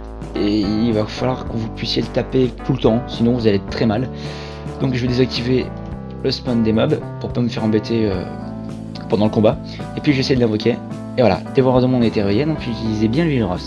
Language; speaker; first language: French; native; French